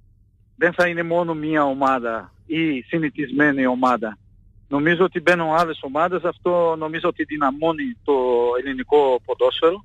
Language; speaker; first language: Greek; non-native, fluent; Portuguese